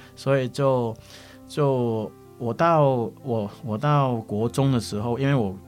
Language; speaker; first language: Chinese; non-native, local second language; Cantonese